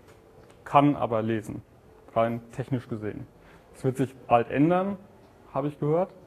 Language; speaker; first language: German; native; German